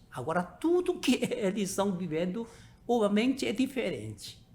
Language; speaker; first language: Portuguese; non-native, learner; Korean